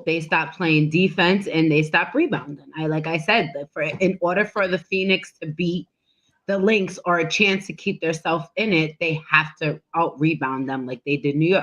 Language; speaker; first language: English; native; English